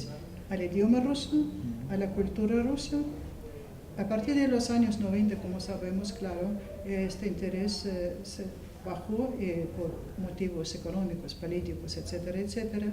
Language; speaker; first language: Spanish; non-native, fluent; Russian